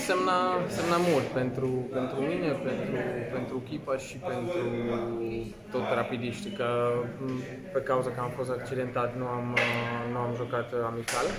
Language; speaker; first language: Romanian; non-native, fluent; Slovak